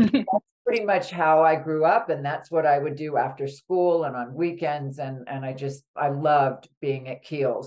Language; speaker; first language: English; native; English